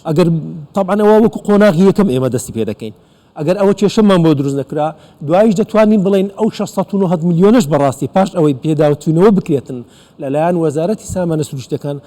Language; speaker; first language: Central Kurdish; native; Central Kurdish